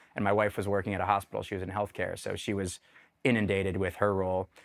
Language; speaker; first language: English; native; English